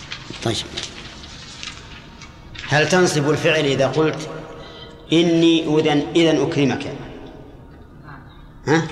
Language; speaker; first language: Arabic; native; Arabic